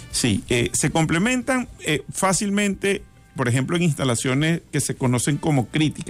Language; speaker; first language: Spanish; native; Spanish